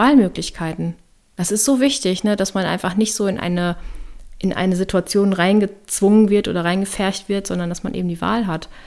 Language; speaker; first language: German; native; German